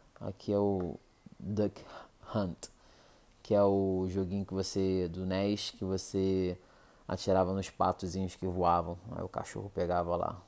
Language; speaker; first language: Portuguese; native; Portuguese